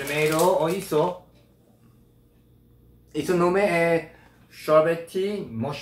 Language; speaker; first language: Portuguese; non-native, learner; Korean